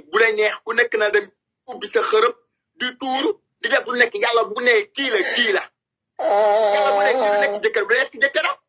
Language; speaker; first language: Wolof; native; Wolof